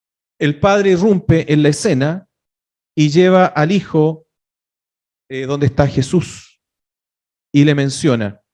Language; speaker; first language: Spanish; native; Spanish